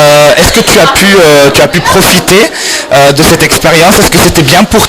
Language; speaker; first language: French; non-native, fluent; Arabic